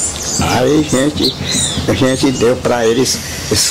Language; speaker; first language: Portuguese; non-native, local second language; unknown